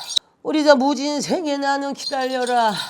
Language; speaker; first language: Korean; native; Korean